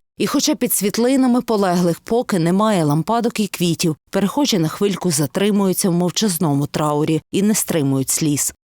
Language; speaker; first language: Ukrainian; native; Ukrainian